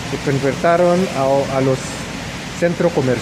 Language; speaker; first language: Spanish; non-native, fluent; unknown